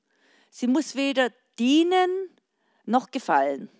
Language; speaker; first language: German; native; German